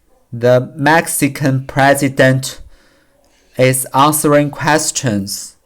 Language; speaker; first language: English; non-native, learner; Chinese